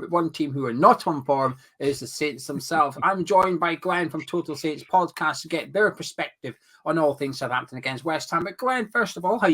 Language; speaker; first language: English; native; English